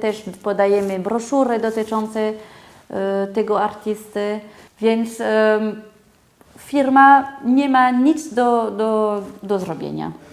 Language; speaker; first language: Polish; non-native, fluent; French